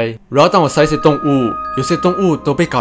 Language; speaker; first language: Chinese; native; Chinese